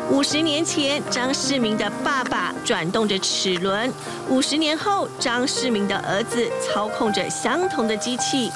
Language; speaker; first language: Chinese; native; Chinese